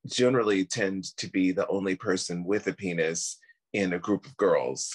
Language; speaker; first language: English; native; English